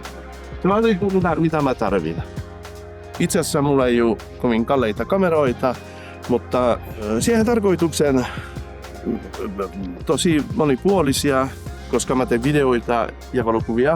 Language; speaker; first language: Finnish; non-native, fluent; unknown